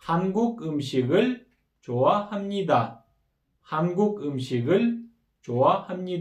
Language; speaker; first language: Korean; non-native, fluent; Kyrgyz